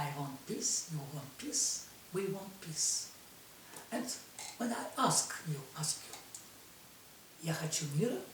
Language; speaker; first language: English; non-native, learner; Russian